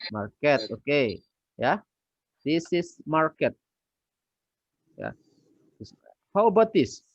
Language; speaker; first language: English; non-native, fluent; Indonesian